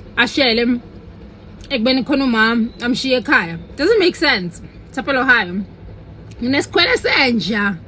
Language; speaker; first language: Zulu; non-native, local second language; Southern Sotho